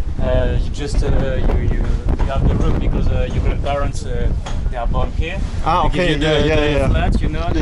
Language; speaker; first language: English; non-native, learner; German